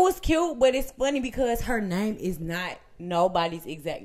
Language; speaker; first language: English; native; English